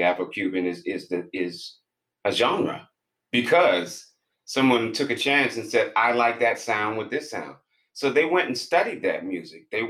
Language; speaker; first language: English; native; English